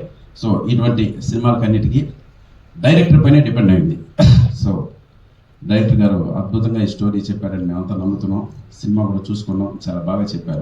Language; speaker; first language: Telugu; native; Telugu